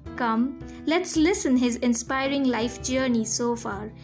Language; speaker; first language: English; non-native, local second language; Bangla